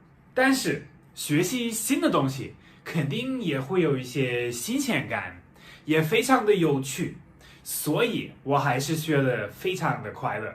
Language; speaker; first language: Chinese; non-native, fluent; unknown